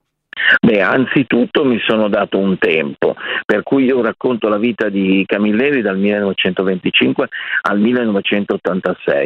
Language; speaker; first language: Italian; native; Italian